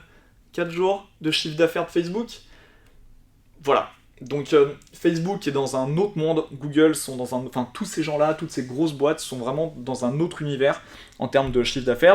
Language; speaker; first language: French; native; French